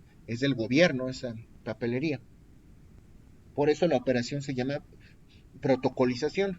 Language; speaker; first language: Spanish; native; Spanish